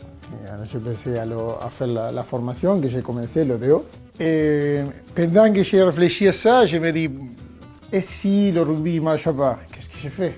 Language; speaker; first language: French; non-native, fluent; Spanish